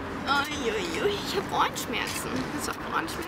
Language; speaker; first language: German; native; German